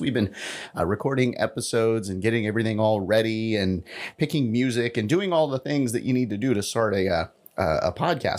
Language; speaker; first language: English; native; English